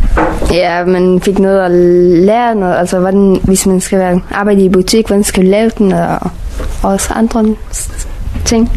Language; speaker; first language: Danish; early bilingual, other home language; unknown